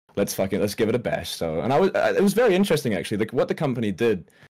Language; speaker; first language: English; native; English